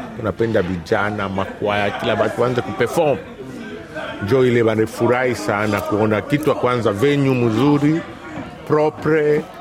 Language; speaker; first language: Swahili; native; Swahili